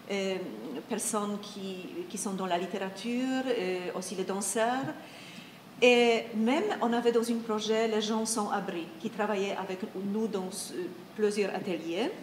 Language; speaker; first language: French; non-native, fluent; Polish